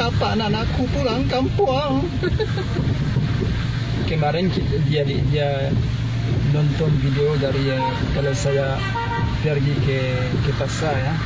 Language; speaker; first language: Indonesian; non-native, learner; French